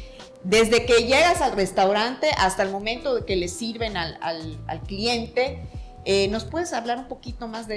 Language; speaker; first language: Spanish; native; Spanish